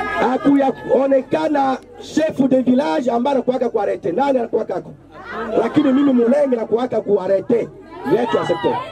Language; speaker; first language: Swahili; non-native, local second language; Bembe